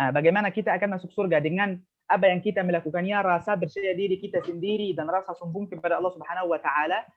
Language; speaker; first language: Indonesian; non-native, fluent; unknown